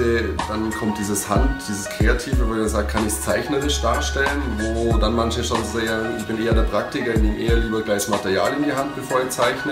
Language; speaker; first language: German; native; German